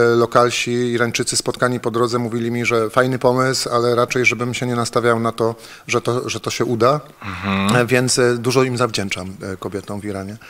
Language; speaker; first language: Polish; native; Polish